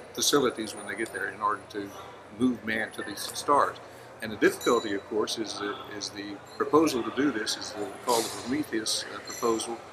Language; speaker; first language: English; native; English